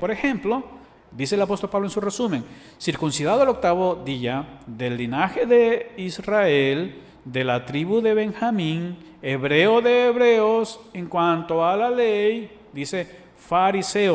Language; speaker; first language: Spanish; native; Spanish